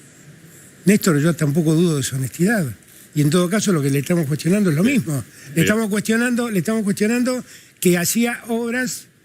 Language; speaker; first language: Spanish; native; Spanish